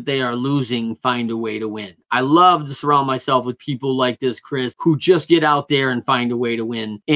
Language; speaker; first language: English; native; English